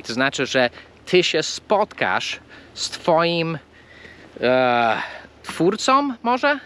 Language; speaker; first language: Polish; non-native, fluent; English